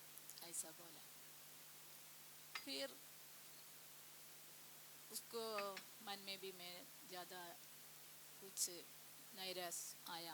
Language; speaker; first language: Hindi; non-native, local second language; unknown